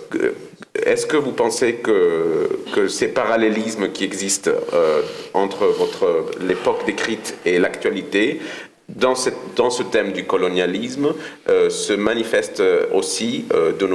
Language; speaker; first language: French; non-native, fluent; Spanish